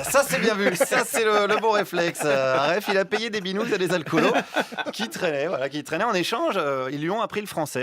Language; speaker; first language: French; native; French